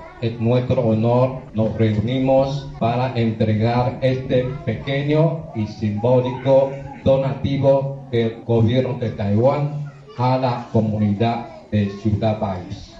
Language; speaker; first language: Spanish; non-native, fluent; Chinese